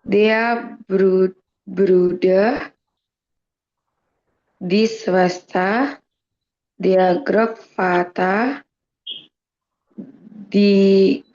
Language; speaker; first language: German; non-native, learner; Indonesian